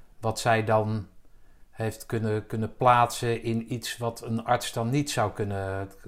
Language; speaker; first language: Dutch; native; Dutch